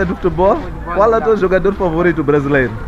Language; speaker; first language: Portuguese; non-native, local second language; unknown